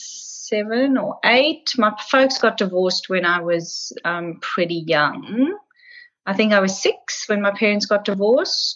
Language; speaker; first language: English; native; English